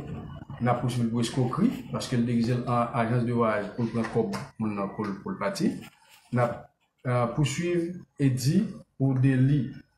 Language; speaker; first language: French; non-native, local second language; Haitian Creole